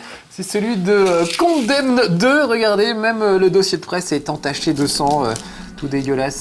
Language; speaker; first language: French; native; French